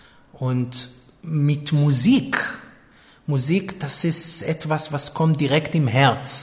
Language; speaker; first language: German; non-native, fluent; Hebrew